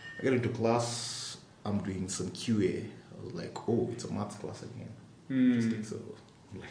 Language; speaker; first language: English; non-native, local second language; Luo (Kenya and Tanzania)